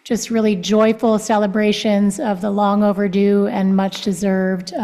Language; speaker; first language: English; non-native, fluent; Spanish